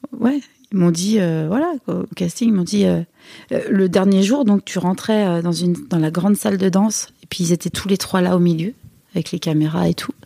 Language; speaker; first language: French; native; French